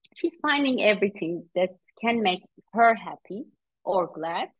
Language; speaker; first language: English; non-native, fluent; Turkish